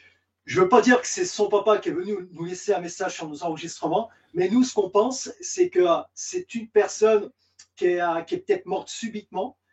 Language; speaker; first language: French; native; French